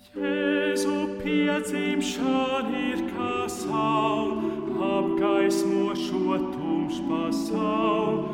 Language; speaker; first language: Latvian; native; Latvian